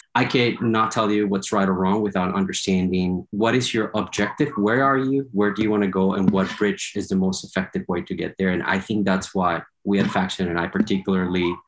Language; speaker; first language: English; non-native, fluent; Spanish